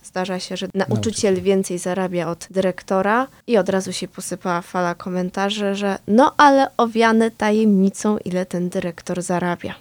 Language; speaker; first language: Polish; native; Polish